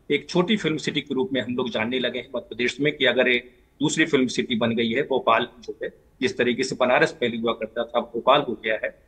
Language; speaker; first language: Hindi; native; Hindi